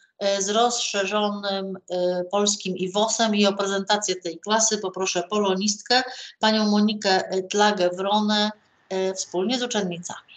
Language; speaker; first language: Polish; native; Polish